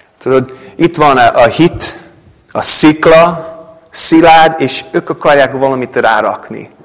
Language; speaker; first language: Hungarian; non-native, fluent; English